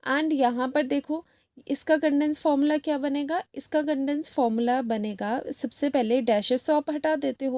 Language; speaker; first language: Hindi; native; Hindi